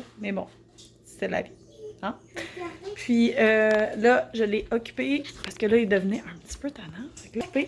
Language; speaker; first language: French; native; French